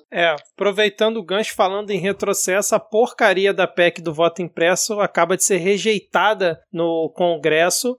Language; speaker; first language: Portuguese; native; Portuguese